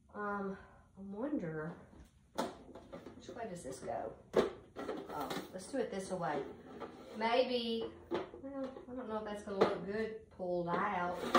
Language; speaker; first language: English; native; English